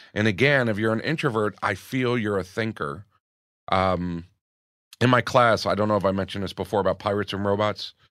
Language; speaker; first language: English; native; English